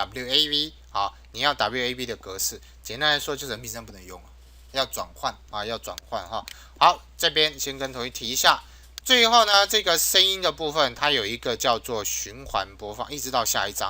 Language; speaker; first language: Chinese; native; Chinese